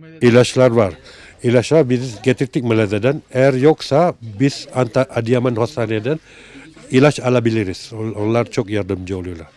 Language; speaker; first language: Turkish; non-native, learner; Malay